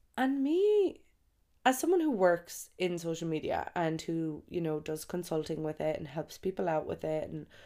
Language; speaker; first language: English; native; English